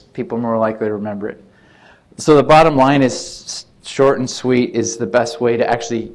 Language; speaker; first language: English; native; English